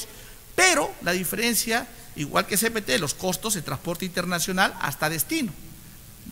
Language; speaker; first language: Spanish; native; Spanish